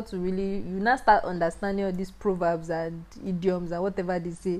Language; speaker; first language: English; non-native, local second language; Yoruba